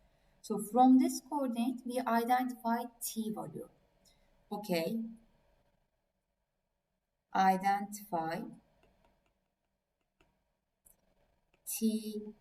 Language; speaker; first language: English; non-native, fluent; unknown